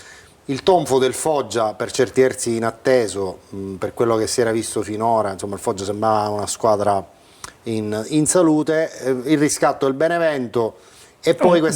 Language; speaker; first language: Italian; native; Italian